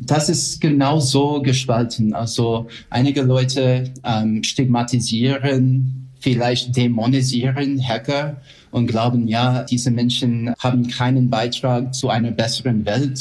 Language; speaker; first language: German; non-native, fluent; English